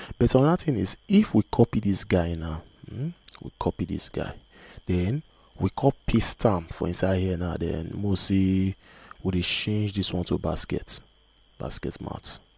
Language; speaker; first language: Nigerian Pidgin; native; Nigerian Pidgin